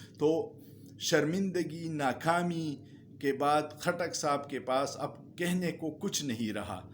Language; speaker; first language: Urdu; non-native, local second language; Pashto